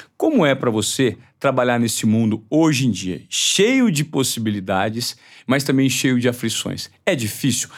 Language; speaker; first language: Portuguese; native; Portuguese